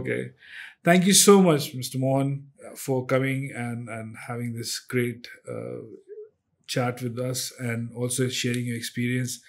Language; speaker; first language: English; non-native, local second language; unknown